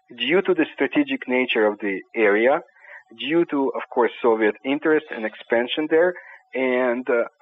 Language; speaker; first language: English; non-native, fluent; Ukrainian